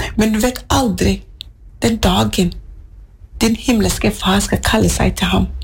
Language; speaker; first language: Norwegian; non-native, fluent; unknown